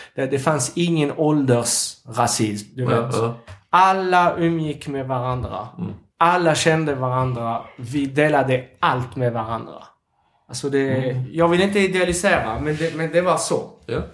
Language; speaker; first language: Swedish; non-native, fluent; French